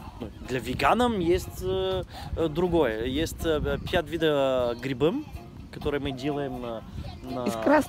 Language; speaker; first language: Russian; non-native, learner; Bulgarian